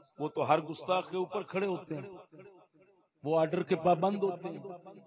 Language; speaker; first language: Urdu; non-native, local second language; Punjabi